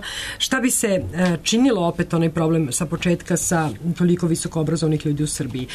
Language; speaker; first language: Serbian; native; Serbian